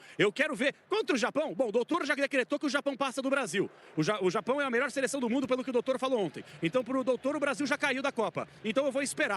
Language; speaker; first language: Portuguese; native; Portuguese